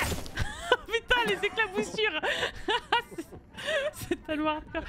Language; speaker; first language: French; native; French